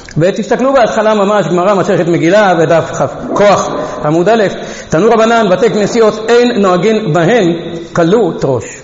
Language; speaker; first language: Hebrew; non-native, fluent; Hungarian